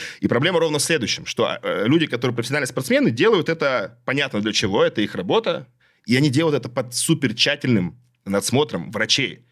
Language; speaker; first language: Russian; native; Russian